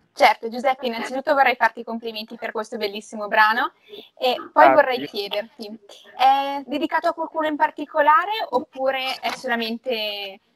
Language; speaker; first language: Italian; non-native, fluent; Russian